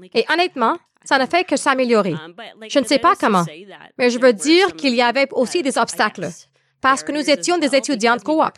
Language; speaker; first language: French; native; French